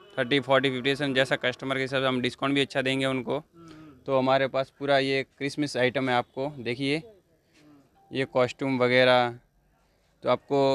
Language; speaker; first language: Hindi; non-native, local second language; Urdu